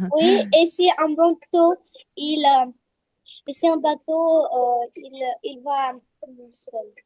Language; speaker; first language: French; non-native, fluent; Russian